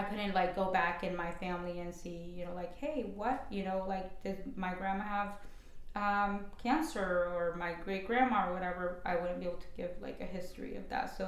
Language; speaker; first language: English; native; English